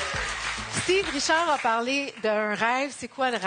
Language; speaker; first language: French; native; French